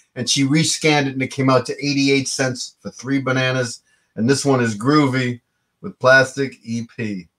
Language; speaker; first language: English; native; English